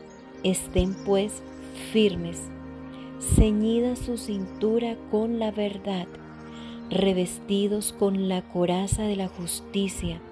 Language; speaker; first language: Spanish; native; Spanish